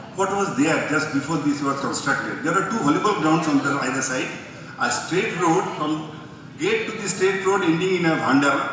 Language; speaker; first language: English; non-native, local second language; Bangla